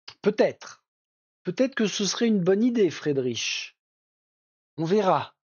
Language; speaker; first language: French; native; French